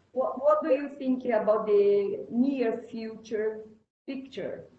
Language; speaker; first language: English; non-native, fluent; Portuguese